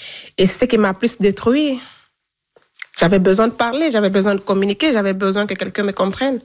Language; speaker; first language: French; non-native, local second language; Fula